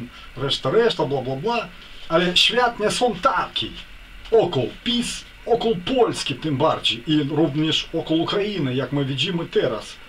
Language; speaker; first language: Polish; non-native, fluent; Ukrainian